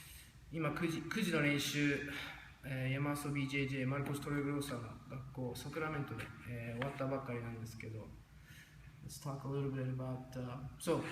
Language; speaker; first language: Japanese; non-native, fluent; English